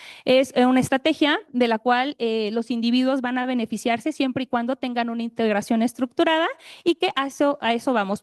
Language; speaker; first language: Spanish; native; Spanish